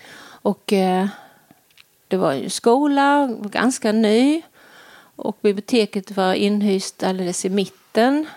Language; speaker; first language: Swedish; native; Swedish